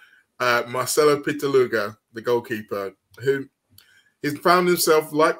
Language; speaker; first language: English; native; English